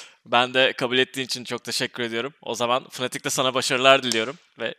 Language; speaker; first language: Turkish; native; Turkish